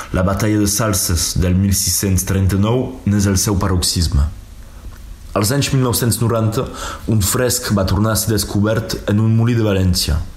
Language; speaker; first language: Catalan; non-native, local second language; French